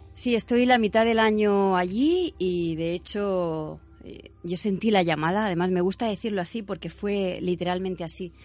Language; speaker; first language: Spanish; native; Spanish